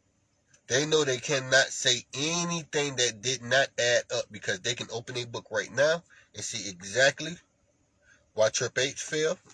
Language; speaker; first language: English; native; English